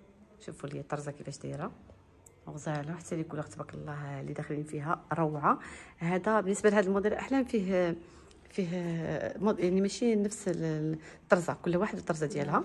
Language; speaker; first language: Arabic; native; Arabic